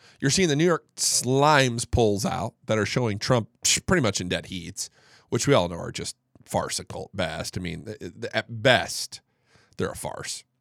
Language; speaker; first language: English; native; English